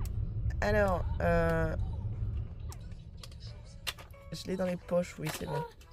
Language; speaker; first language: French; native; French